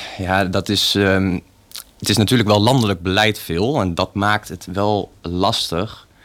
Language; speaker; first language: Dutch; native; Dutch